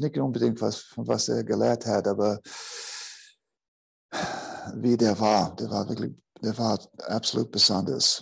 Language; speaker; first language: German; non-native, fluent; English